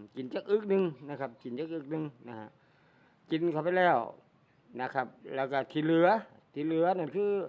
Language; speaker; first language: Thai; native; Thai